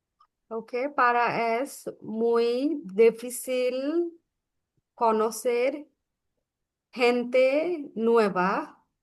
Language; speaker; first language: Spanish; non-native, learner; Bangla